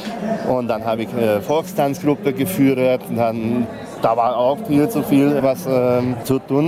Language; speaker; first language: German; non-native, local second language; Hungarian